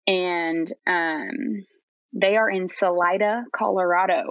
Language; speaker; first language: English; native; English